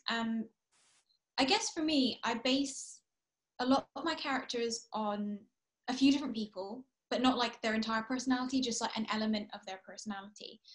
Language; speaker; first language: English; early bilingual, heritage; English